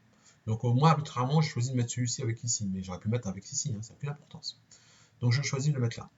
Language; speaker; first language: French; native; French